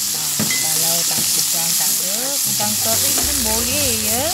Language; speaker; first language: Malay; non-native, local second language; Chinese